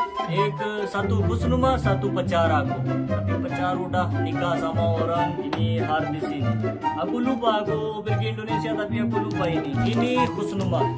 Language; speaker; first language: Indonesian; non-native, learner; Hindi